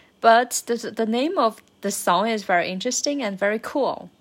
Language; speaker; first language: English; non-native, learner; Chinese